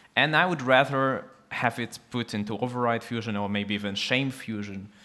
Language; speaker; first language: English; non-native, fluent; Russian